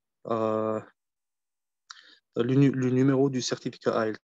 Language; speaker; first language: French; non-native, fluent; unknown